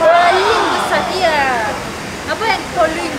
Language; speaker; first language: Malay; non-native, learner; Russian